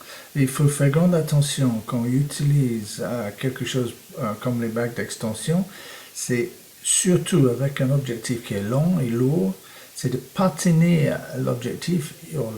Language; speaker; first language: French; non-native, fluent; English